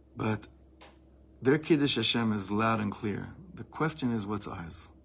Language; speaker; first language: English; native; English